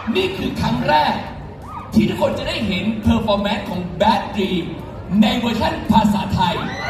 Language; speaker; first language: Thai; native; Thai